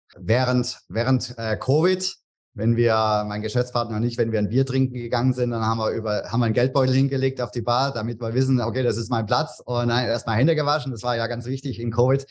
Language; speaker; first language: German; native; German